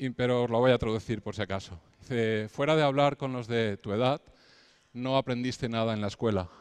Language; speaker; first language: Spanish; native; Spanish